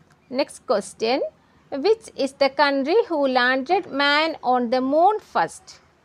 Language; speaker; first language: English; non-native, local second language; Malayalam